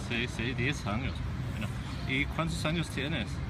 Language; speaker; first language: Spanish; non-native, fluent; English